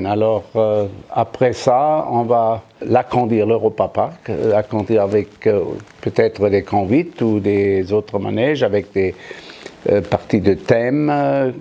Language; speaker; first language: French; non-native, fluent; German